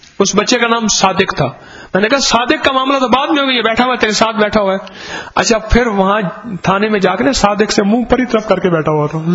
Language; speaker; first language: Urdu; non-native, local second language; Punjabi